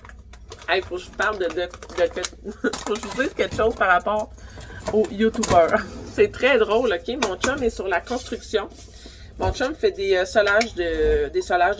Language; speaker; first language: French; native; French